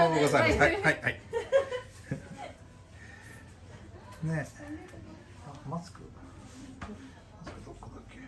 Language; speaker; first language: Japanese; non-native, fluent; Swedish